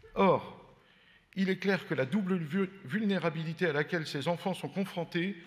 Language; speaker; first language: French; native; French